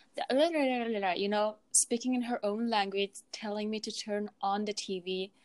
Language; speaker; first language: English; non-native, fluent; Mongolian